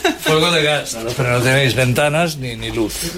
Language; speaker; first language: Spanish; native; Spanish